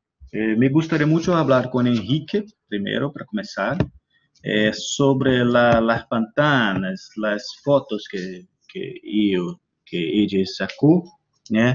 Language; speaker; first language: Spanish; non-native, learner; Portuguese